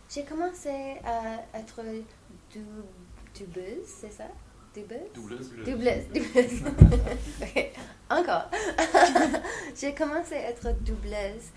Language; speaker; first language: French; non-native, fluent; English